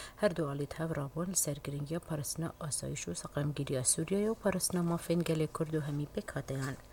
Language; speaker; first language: Kurdish; native; Kurdish